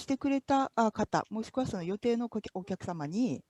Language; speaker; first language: Japanese; native; Japanese